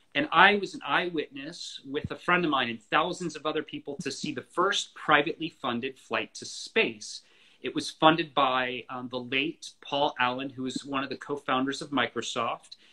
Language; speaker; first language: English; native; English